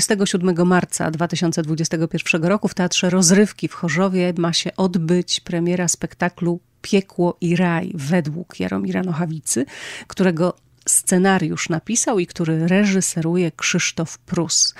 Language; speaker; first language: Polish; native; Polish